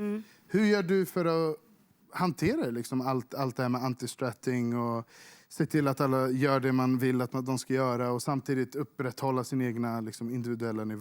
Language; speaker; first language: Swedish; native; Swedish